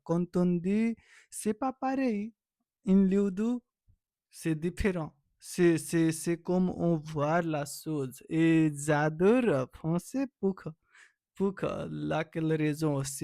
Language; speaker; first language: French; non-native, learner; Nepali